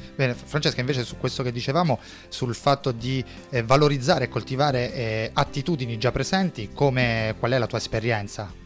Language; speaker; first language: Italian; non-native, fluent; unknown